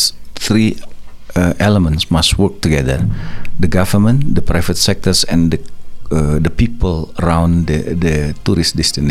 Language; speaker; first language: English; non-native, learner; Indonesian